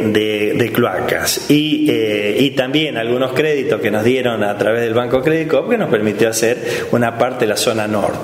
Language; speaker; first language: Spanish; native; Spanish